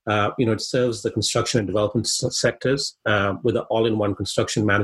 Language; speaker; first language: English; non-native, local second language; Swahili